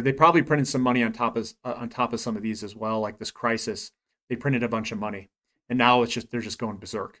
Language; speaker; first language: English; native; English